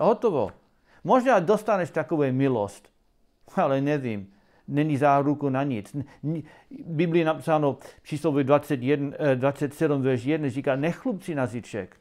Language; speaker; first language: Czech; non-native, learner; English